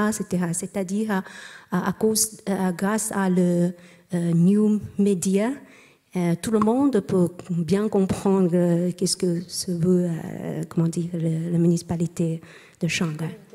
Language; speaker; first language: French; non-native, learner; Chinese